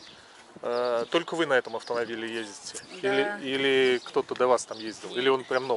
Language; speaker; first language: Russian; native; Russian